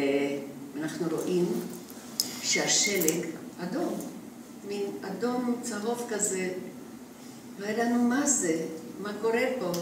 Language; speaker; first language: Hebrew; non-native, fluent; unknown